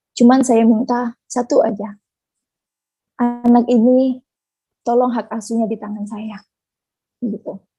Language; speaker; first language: Indonesian; native; Indonesian